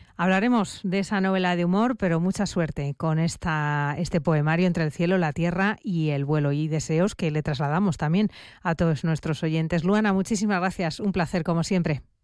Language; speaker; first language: Spanish; native; Spanish